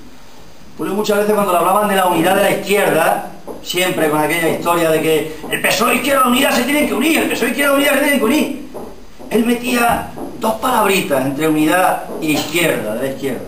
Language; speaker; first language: Spanish; native; Spanish